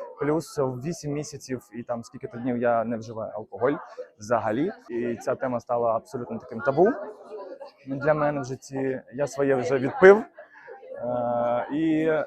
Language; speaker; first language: Ukrainian; non-native, local second language; Russian